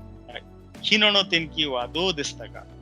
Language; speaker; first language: Japanese; non-native, fluent; Bangla